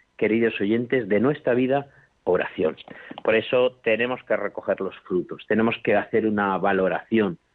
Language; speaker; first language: Spanish; native; Spanish